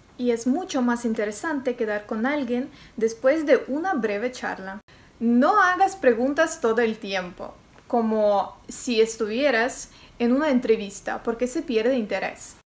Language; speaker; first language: Spanish; non-native, learner; Ukrainian